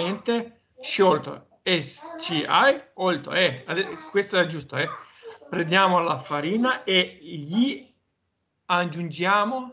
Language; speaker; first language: Italian; non-native, learner; Slovenian